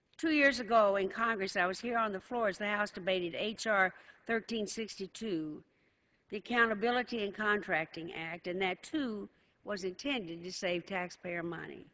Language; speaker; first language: English; native; English